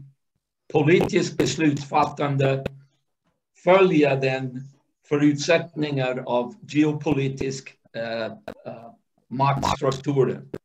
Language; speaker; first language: Swedish; non-native, fluent; English